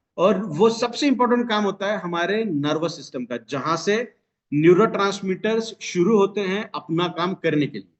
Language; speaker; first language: Hindi; non-native, local second language; Marathi